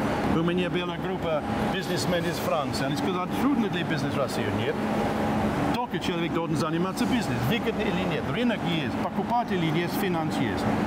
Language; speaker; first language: Russian; non-native, fluent; English